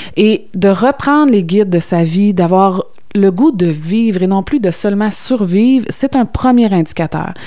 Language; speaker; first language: French; native; French